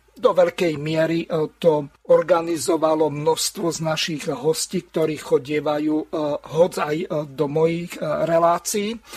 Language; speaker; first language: Slovak; native; Slovak